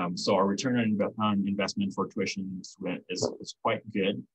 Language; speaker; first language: English; non-native, local second language; Filipino